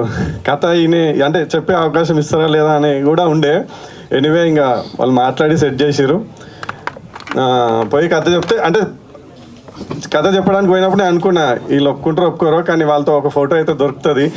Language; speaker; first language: Telugu; native; Telugu